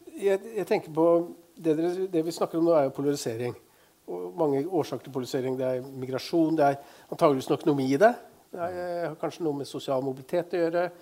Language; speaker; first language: Norwegian; native; Norwegian